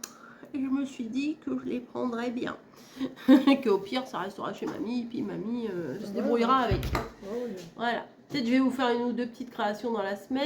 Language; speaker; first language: French; native; French